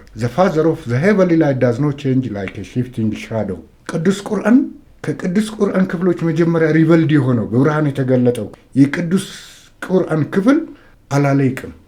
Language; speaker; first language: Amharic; native; Amharic